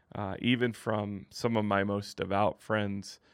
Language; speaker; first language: English; native; English